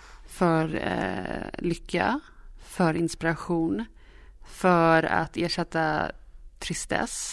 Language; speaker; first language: Swedish; native; Swedish